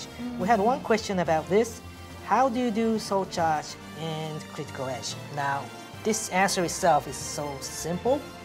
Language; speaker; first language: English; non-native, fluent; Japanese